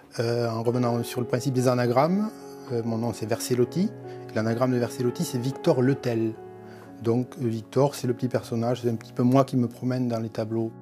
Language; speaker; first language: French; native; French